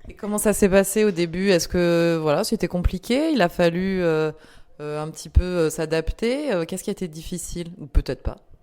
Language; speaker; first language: French; native; French